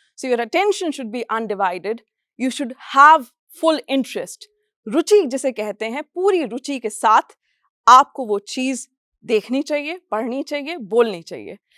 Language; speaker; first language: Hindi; non-native, fluent; English